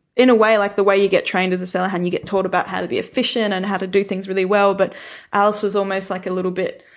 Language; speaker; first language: English; native; English